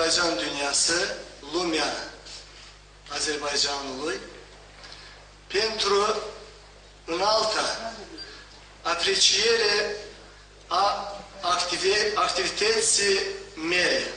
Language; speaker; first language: Romanian; non-native, learner; Azerbaijani